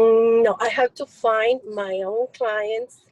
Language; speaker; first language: English; non-native, learner; Spanish